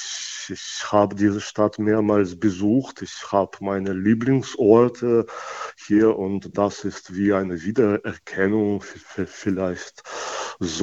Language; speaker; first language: German; non-native, fluent; Russian